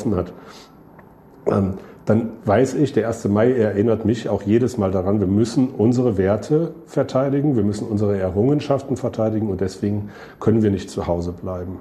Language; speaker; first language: German; native; German